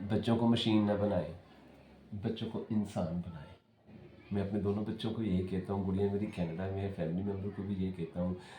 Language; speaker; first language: Hindi; non-native, local second language; Punjabi